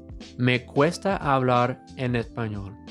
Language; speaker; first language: Spanish; non-native, fluent; English